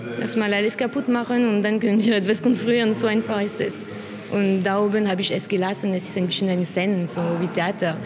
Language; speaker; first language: German; non-native, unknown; French